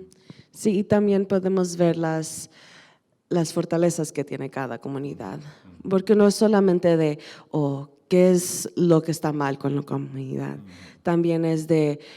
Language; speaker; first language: Spanish; early bilingual, heritage; Spanish